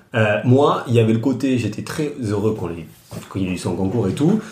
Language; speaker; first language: French; native; French